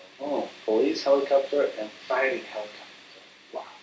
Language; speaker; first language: English; non-native, learner; Chinese